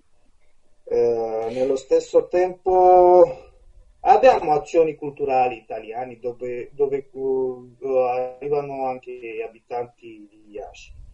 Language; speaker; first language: Italian; non-native, fluent; Romanian